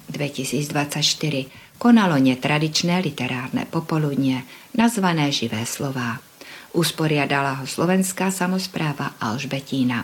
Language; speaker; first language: Slovak; early bilingual, heritage; Slovak